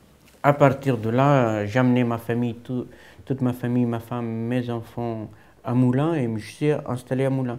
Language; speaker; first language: French; non-native, fluent; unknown